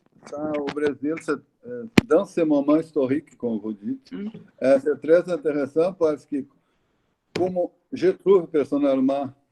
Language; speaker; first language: French; non-native, fluent; Portuguese